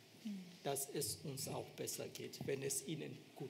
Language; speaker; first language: German; non-native, fluent; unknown